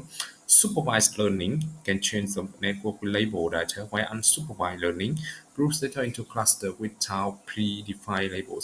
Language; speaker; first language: English; non-native, learner; Vietnamese